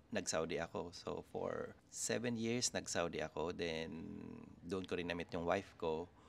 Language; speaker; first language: Filipino; non-native, local second language; Masbatenyo